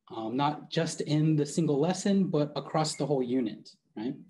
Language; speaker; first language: English; native; English